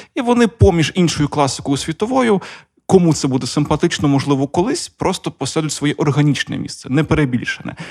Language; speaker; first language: Ukrainian; non-native, local second language; Russian